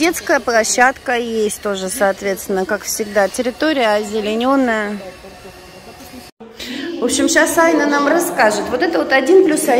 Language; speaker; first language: Russian; native; Russian